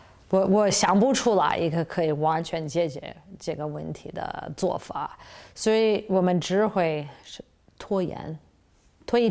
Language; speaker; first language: Chinese; non-native, fluent; English